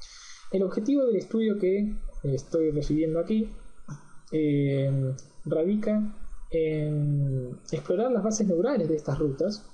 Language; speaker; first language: Spanish; native; Spanish